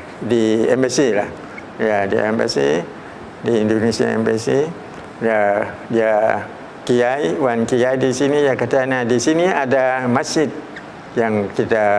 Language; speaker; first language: Indonesian; early bilingual, heritage; Thai